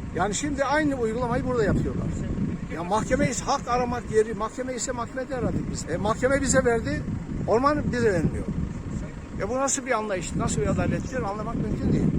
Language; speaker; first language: Turkish; native; Turkish